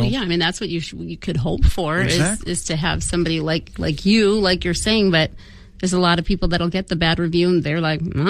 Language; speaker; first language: English; native; English